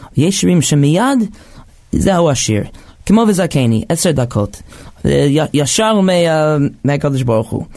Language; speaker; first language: Hebrew; non-native, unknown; English